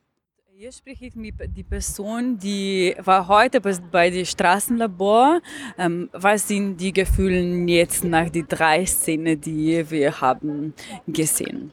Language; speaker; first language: German; non-native, learner; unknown